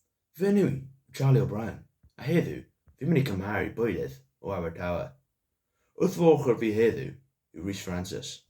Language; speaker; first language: Welsh; non-native, local second language; English